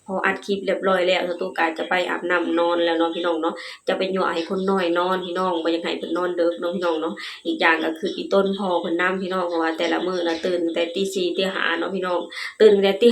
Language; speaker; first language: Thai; non-native, local second language; Lao